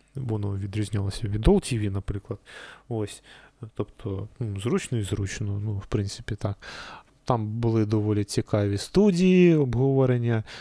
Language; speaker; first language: Ukrainian; native; Ukrainian